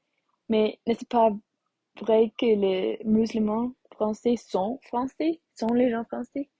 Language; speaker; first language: French; non-native, learner; English